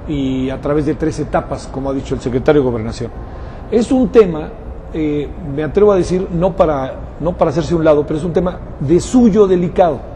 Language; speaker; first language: Spanish; native; Spanish